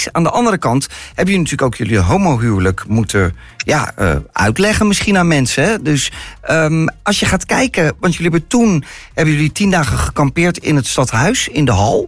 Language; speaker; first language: Dutch; native; Dutch